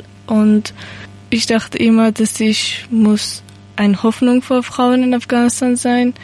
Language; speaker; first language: German; non-native, learner; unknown